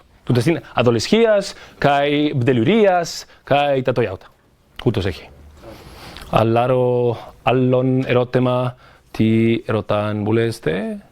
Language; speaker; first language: Greek; non-native, fluent; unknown